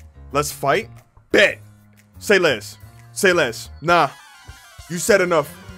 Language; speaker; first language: English; native; English